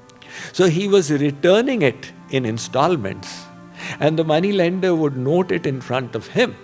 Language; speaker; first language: English; non-native, local second language; Hindi